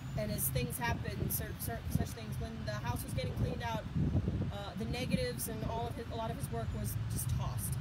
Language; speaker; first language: English; native; English